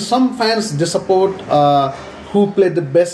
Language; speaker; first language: English; non-native, learner; Nepali